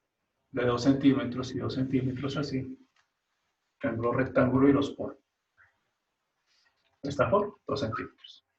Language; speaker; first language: Spanish; native; Spanish